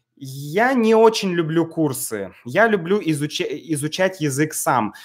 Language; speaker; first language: Russian; native; Russian